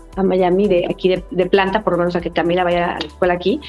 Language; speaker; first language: Spanish; native; Spanish